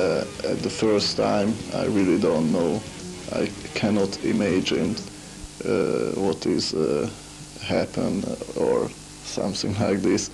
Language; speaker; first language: English; non-native, learner; Hungarian